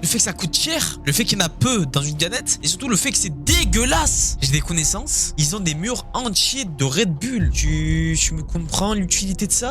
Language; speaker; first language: French; native; French